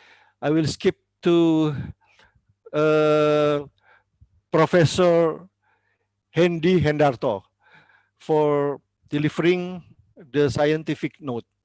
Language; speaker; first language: English; non-native, learner; Indonesian